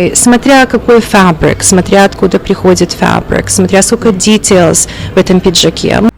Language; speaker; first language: Russian; native; Russian